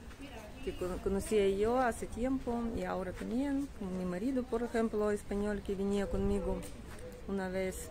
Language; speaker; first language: Spanish; non-native, learner; Russian